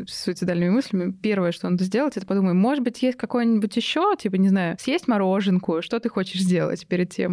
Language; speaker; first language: Russian; native; Russian